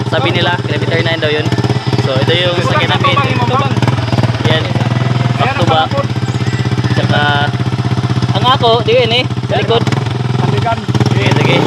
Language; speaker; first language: Filipino; non-native, local second language; Cebuano